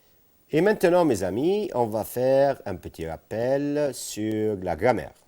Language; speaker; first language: French; non-native, fluent; Arabic